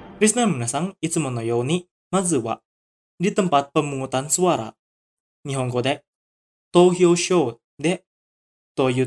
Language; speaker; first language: Japanese; non-native, fluent; Indonesian